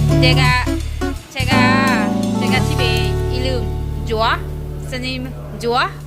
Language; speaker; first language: Korean; non-native, learner; Thai